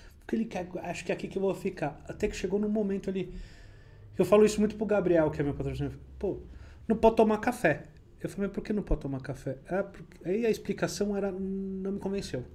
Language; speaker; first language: Portuguese; native; Portuguese